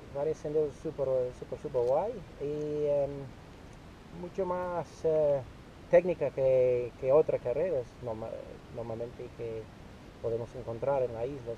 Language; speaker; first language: Spanish; non-native, fluent; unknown